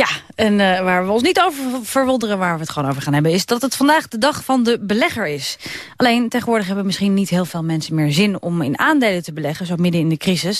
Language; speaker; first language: Dutch; native; Dutch